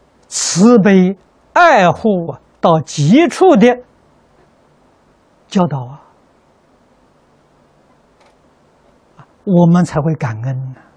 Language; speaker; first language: Chinese; native; Chinese